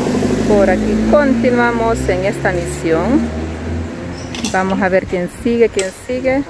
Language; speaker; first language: Spanish; native; Spanish